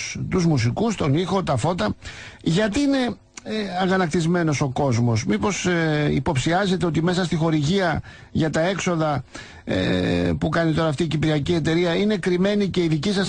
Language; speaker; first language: Greek; native; Greek